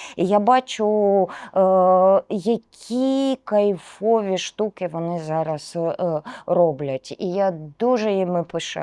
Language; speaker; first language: Ukrainian; non-native, local second language; Russian